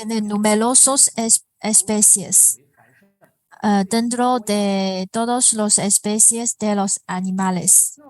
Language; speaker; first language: Spanish; non-native, fluent; Chinese